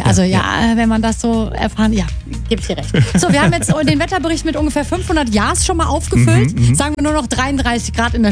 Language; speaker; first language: German; native; German